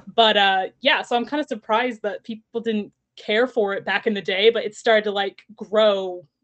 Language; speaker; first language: English; native; English